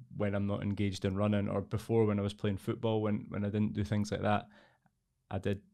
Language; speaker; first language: English; native; English